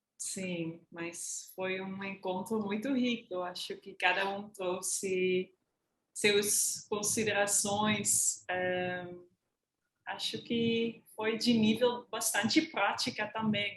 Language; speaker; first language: Portuguese; non-native, fluent; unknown